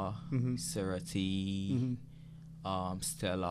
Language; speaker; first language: English; non-native, local second language; Yoruba